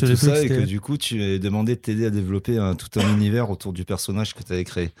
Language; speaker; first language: French; native; French